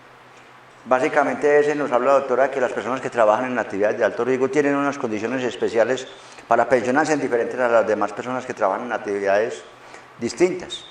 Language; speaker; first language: Spanish; native; Spanish